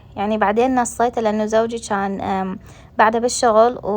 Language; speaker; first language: Arabic; native; Arabic